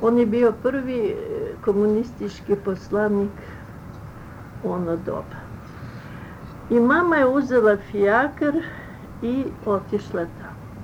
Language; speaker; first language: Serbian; early bilingual, other home language; Russian